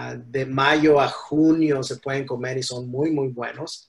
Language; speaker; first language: Spanish; native; Spanish